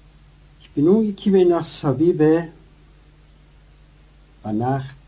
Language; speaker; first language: German; non-native, learner; Yiddish